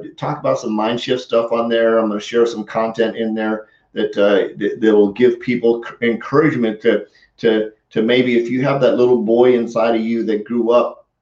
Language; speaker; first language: English; native; English